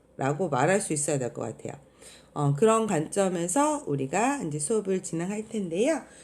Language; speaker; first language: Korean; native; Korean